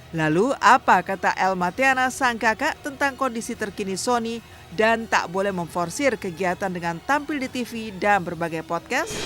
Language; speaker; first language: Indonesian; native; Indonesian